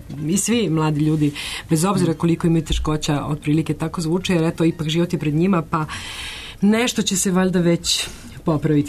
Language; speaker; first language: Serbian; native; Serbian